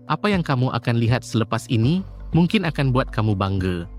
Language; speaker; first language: Malay; native; Malay